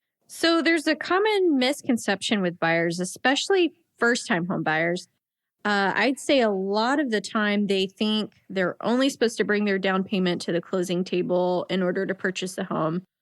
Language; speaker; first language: English; native; English